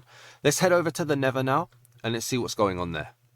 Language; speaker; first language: English; native; English